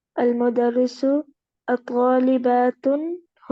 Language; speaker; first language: Arabic; non-native, learner; Urdu